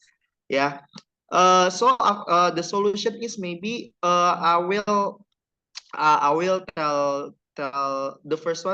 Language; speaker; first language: English; non-native, learner; Indonesian